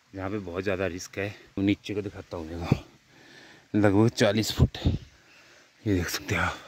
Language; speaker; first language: Hindi; native; Hindi